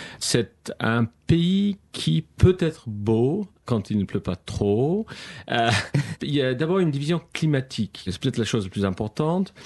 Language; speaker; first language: French; non-native, fluent; English